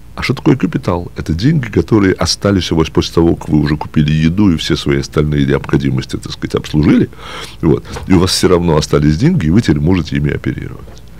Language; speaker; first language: Russian; native; Russian